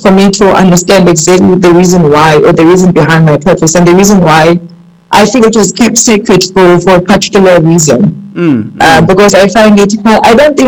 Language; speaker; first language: English; non-native, local second language; Xhosa